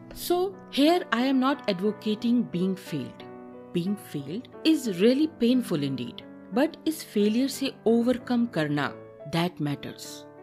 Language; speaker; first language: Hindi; native; Hindi